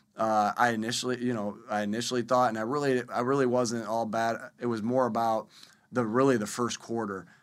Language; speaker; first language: English; native; English